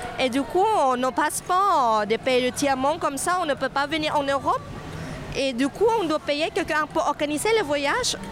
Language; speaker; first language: French; non-native, fluent; Thai